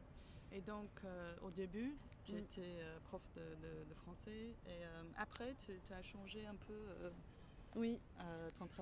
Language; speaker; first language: French; non-native, fluent; English